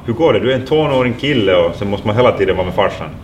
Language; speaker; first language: Swedish; non-native, local second language; Finnish